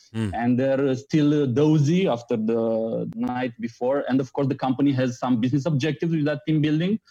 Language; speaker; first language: English; non-native, fluent; Romanian